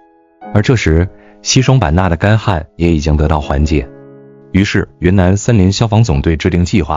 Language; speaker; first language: Chinese; native; Chinese